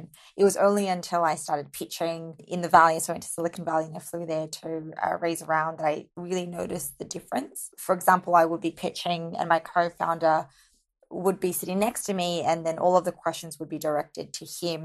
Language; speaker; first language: English; native; English